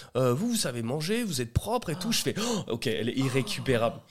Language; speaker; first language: French; early bilingual, other home language; Portuguese